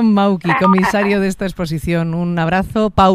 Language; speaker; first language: Spanish; native; Spanish